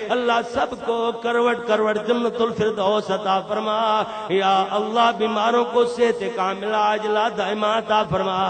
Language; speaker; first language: Urdu; non-native, local second language; Punjabi